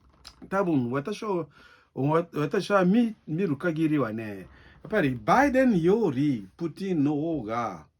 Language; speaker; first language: Japanese; non-native, learner; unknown